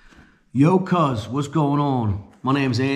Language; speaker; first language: English; native; English